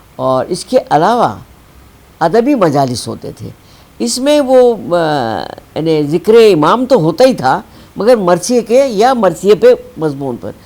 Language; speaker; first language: Urdu; native; Urdu